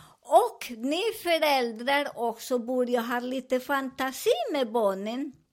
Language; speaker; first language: Swedish; non-native, learner; Spanish